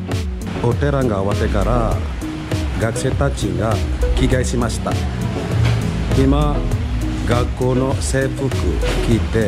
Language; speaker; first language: Japanese; non-native, learner; Indonesian